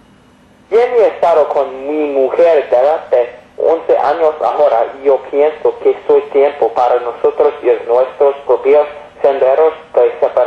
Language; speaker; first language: Spanish; non-native, learner; English